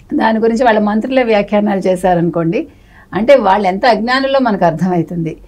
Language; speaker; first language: Telugu; native; Telugu